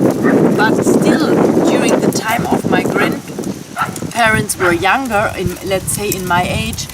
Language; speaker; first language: English; non-native, fluent; German